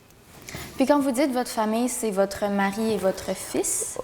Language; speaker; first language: French; native; French